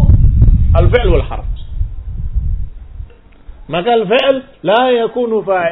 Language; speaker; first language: Arabic; non-native, fluent; Indonesian